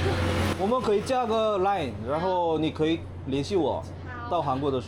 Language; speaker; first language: Chinese; non-native, fluent; Korean